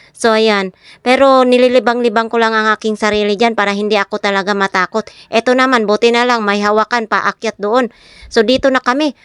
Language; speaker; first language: Filipino; non-native, local second language; Masbatenyo